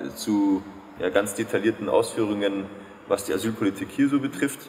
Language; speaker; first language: German; native; German